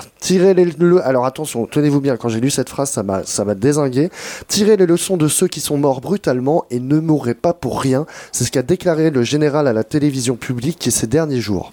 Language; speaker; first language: French; native; French